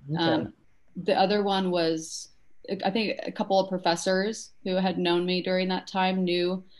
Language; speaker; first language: English; native; English